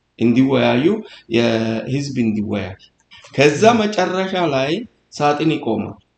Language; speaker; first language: Amharic; non-native, local second language; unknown